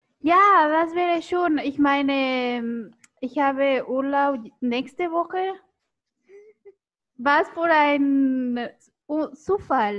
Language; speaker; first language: German; non-native, learner; Spanish